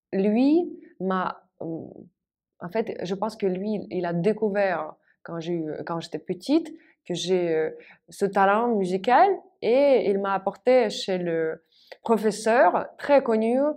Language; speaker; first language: French; non-native, fluent; Russian